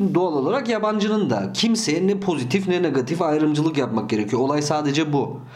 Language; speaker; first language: Turkish; early bilingual, heritage; Turkish